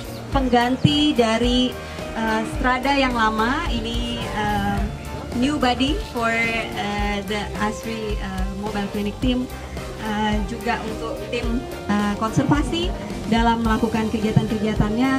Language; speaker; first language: Indonesian; native; Indonesian